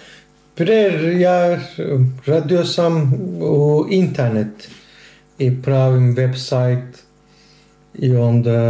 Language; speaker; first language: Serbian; non-native, learner; Turkish